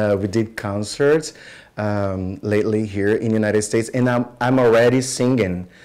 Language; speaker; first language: English; non-native, fluent; Portuguese